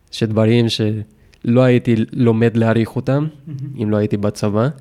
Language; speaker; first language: Hebrew; non-native, fluent; Spanish